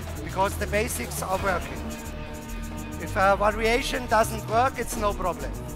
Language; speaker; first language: English; non-native, learner; German